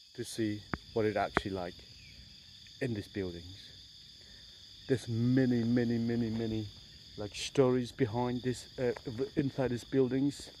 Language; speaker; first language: English; non-native, fluent; Khmer